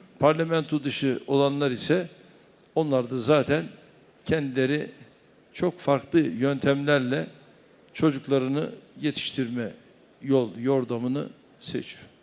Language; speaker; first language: Turkish; native; Turkish